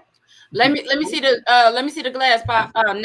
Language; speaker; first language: English; native; English